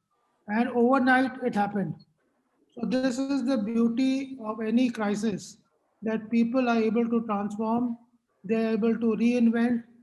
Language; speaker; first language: English; non-native, local second language; Hindi